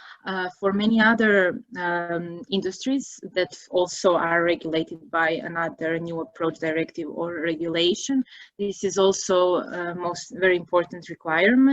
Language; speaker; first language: English; non-native, fluent; Croatian